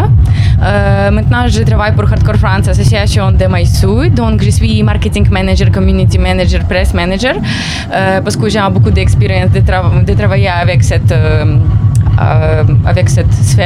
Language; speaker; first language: French; non-native, learner; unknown